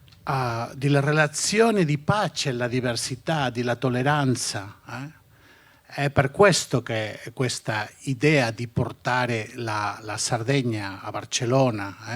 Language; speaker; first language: Italian; non-native, fluent; Catalan